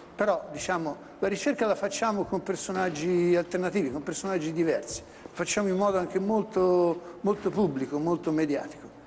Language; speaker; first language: Italian; native; Italian